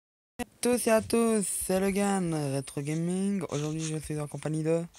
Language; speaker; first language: French; native; French